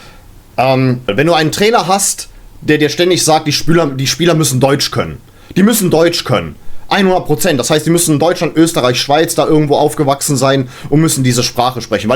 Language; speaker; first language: German; native; German